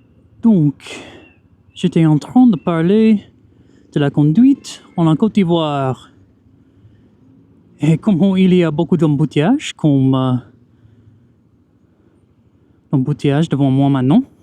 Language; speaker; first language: French; non-native, fluent; English